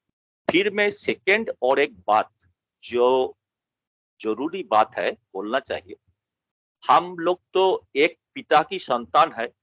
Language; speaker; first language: Hindi; non-native, local second language; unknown